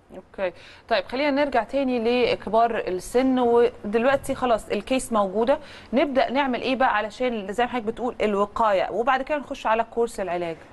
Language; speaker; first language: Egyptian Arabic; native; Egyptian Arabic